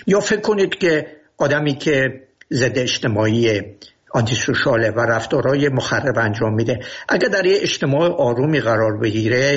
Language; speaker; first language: Persian; native; Persian